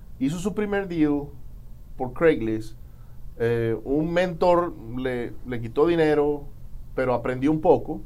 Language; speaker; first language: Spanish; native; Spanish